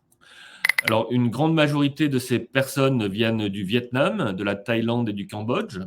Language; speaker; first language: French; native; French